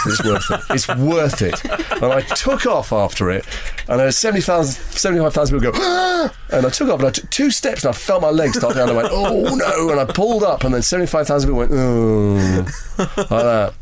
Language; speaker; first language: English; native; English